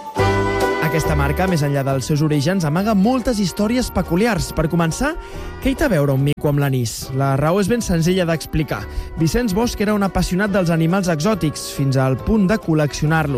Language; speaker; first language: Catalan; native; Catalan